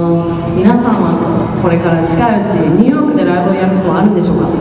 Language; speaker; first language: Japanese; non-native, learner; English